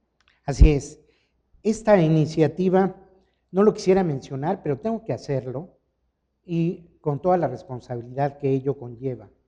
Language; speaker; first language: Spanish; native; Spanish